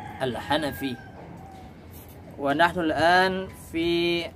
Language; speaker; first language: Arabic; non-native, fluent; Indonesian